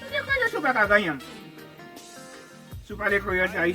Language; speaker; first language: Portuguese; non-native, learner; Haitian Creole